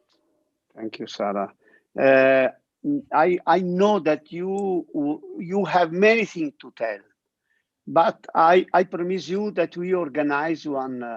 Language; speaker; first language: English; non-native, learner; Italian